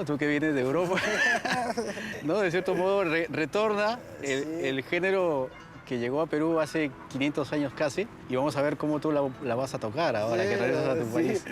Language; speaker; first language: Spanish; native; Spanish